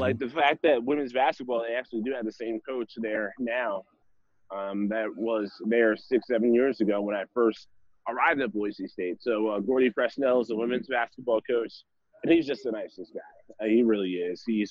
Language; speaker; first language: English; native; English